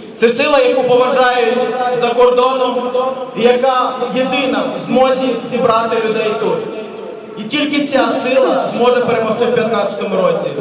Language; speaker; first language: Ukrainian; early bilingual, other home language; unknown